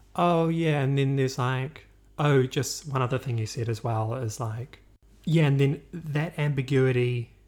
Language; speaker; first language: English; native; English